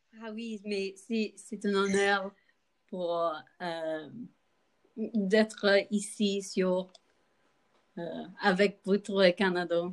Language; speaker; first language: French; non-native, learner; English